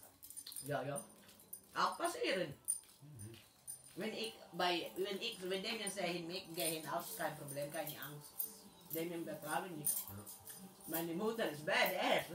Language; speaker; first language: German; non-native, learner; Filipino